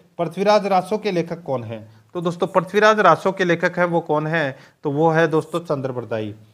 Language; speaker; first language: Hindi; native; Hindi